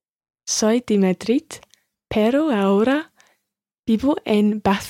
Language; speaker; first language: Spanish; non-native, learner; English